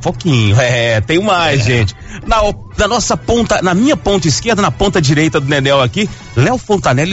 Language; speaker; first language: Portuguese; native; Portuguese